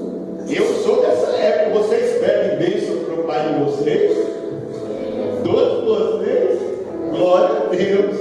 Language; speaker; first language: Portuguese; native; Portuguese